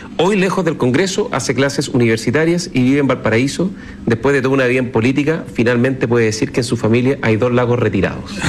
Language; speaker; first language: Spanish; native; Spanish